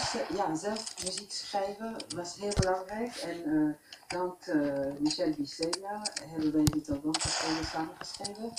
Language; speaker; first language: Dutch; non-native, local second language; French